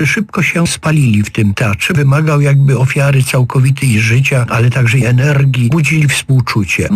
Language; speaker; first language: Polish; native; Polish